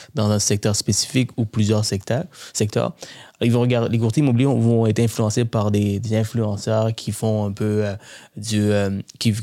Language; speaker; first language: French; early bilingual, other home language; Tamil